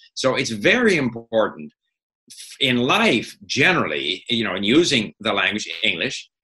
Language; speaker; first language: English; native; English